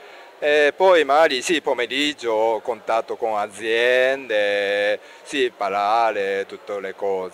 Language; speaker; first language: Italian; non-native, learner; Japanese